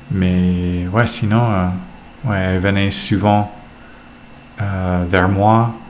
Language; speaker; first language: French; non-native, fluent; English